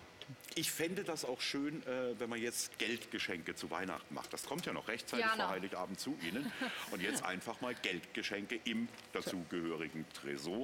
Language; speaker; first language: German; native; German